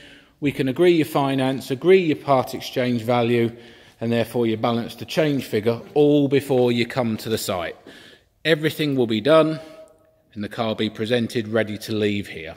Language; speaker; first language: English; native; English